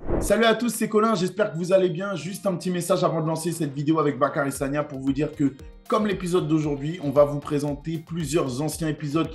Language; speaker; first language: French; native; French